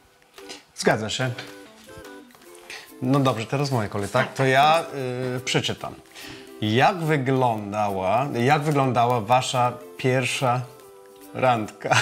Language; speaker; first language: Polish; non-native, fluent; English